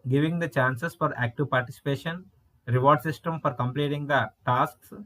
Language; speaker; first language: English; non-native, local second language; Telugu